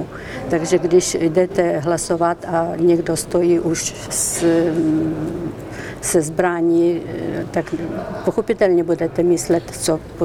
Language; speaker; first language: Czech; non-native, fluent; Ukrainian